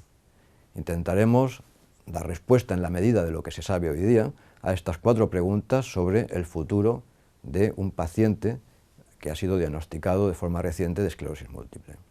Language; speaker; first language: Spanish; native; Spanish